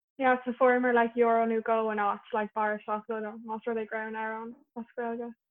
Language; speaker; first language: Irish; native; Irish